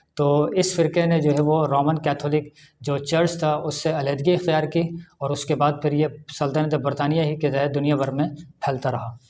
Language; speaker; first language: Urdu; native; Urdu